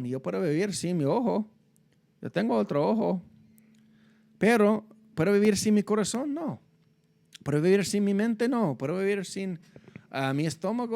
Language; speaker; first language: Spanish; non-native, fluent; English